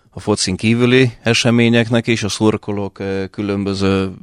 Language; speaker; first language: Hungarian; early bilingual, other home language; Russian